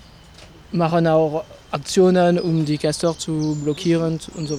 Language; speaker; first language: German; non-native, fluent; French